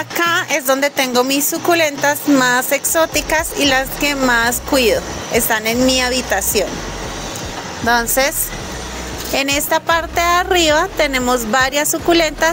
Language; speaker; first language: Spanish; native; Spanish